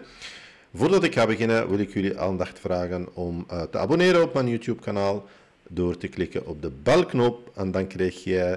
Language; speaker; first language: Dutch; non-native, fluent; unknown